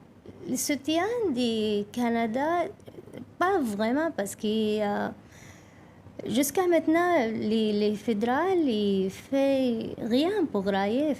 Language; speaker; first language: French; non-native, learner; Arabic